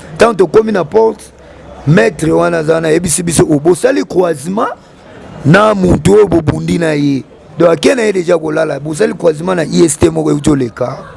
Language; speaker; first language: Lingala; non-native, local second language; Kongo